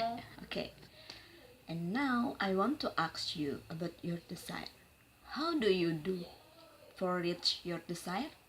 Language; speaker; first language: English; non-native, learner; Indonesian